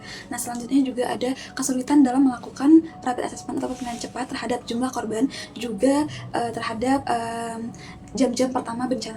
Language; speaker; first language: Indonesian; native; Indonesian